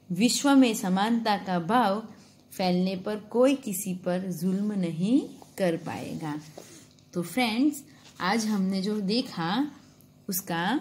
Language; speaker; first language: Hindi; non-native, local second language; Gujarati